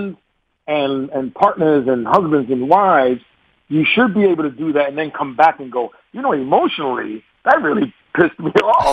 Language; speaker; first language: English; native; English